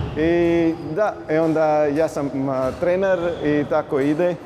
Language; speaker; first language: Croatian; non-native, learner; Punjabi